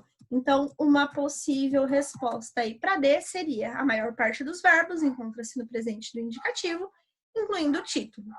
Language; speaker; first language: Portuguese; native; Portuguese